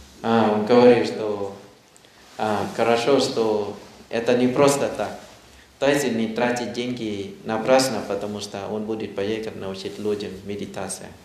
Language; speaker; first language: Russian; non-native, learner; Thai